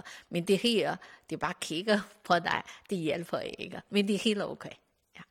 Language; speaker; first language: Danish; non-native, learner; Chinese